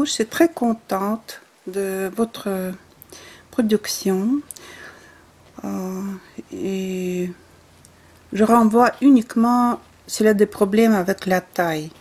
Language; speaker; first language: French; non-native, fluent; Russian